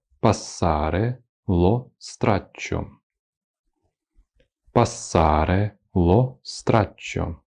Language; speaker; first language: Italian; non-native, fluent; Ukrainian